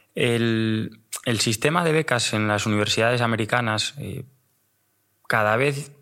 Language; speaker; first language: Spanish; native; Spanish